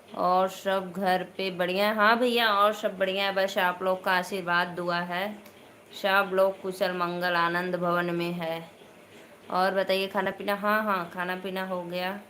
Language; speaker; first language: Hindi; native; Hindi